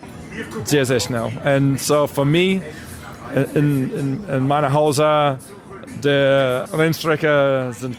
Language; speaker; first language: German; non-native, learner; English